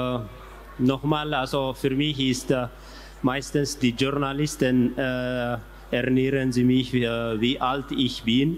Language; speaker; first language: German; non-native, learner; Tigrinya